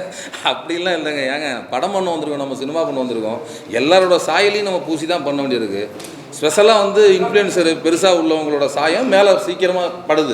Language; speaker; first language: Tamil; native; Tamil